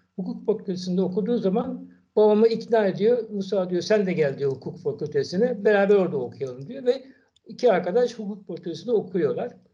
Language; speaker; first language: Turkish; native; Turkish